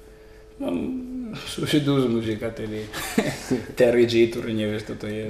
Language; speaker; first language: Polish; non-native, learner; Italian